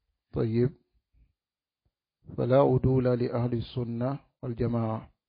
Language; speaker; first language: Arabic; non-native, fluent; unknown